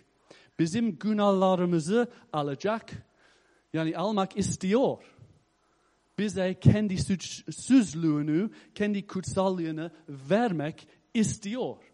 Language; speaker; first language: Turkish; non-native, fluent; English